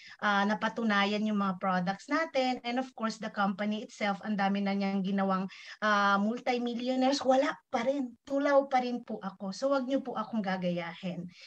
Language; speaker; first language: Filipino; non-native, local second language; Iloko